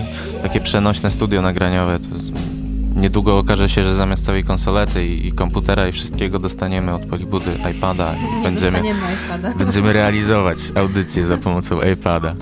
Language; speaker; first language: Polish; native; Polish